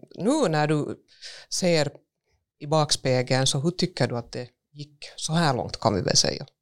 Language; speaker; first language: Swedish; native; Swedish